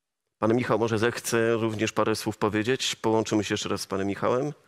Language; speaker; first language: Polish; native; Polish